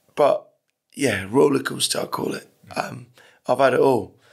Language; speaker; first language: English; early bilingual, other home language; Persian